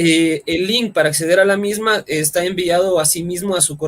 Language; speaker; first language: Spanish; native; Spanish